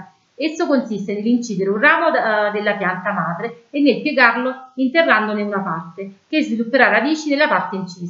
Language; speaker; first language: Italian; native; Italian